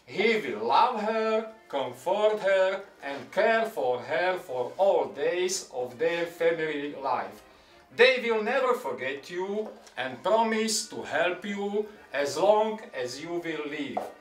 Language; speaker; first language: English; non-native, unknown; Slovak